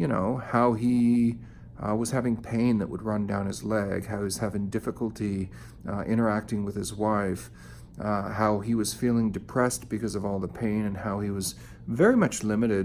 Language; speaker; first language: English; native; English